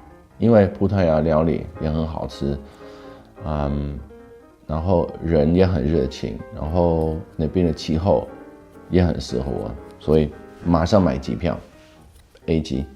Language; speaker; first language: Chinese; non-native, fluent; Dutch